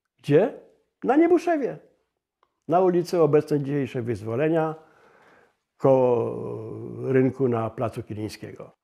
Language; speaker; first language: Polish; native; Polish